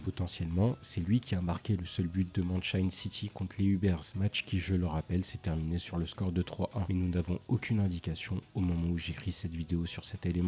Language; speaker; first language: French; native; French